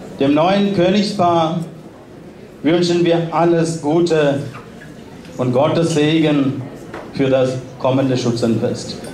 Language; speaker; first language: German; non-native, fluent; Malayalam